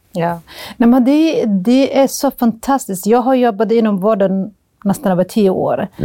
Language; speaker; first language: Swedish; non-native, fluent; Somali